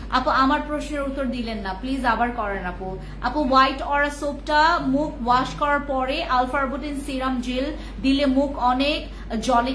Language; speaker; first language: Bangla; non-native, local second language; Khasi